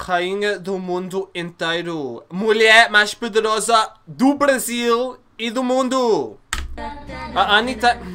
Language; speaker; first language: Portuguese; early bilingual, heritage; Portuguese